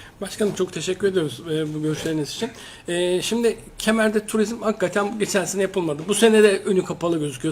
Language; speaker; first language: Turkish; native; Turkish